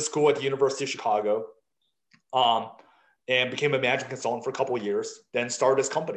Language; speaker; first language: English; early bilingual, other home language; Chinese